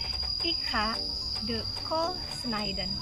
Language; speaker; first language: Dutch; non-native, learner; Indonesian